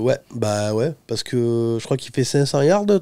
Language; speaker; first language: French; native; French